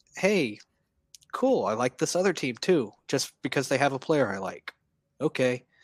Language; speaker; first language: English; native; English